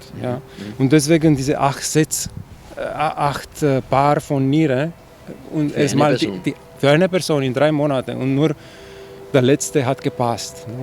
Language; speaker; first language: German; non-native, fluent; Chinese